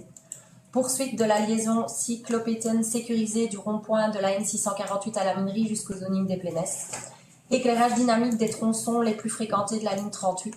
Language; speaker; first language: French; native; French